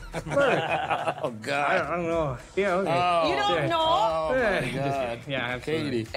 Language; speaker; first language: English; native; English